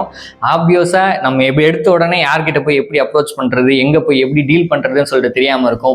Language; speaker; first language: Tamil; native; Tamil